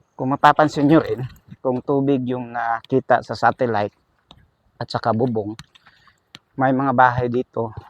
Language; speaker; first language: Filipino; non-native, local second language; Cebuano